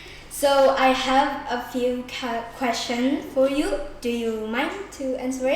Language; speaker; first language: English; non-native, learner; Indonesian